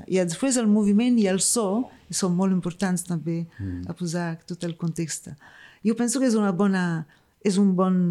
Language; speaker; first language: Catalan; non-native, fluent; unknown